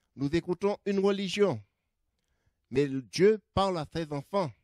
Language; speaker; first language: French; native; French